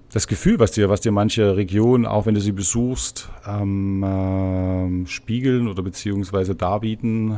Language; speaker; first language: German; native; German